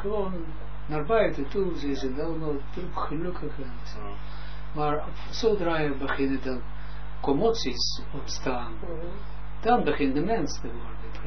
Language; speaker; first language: Dutch; non-native, fluent; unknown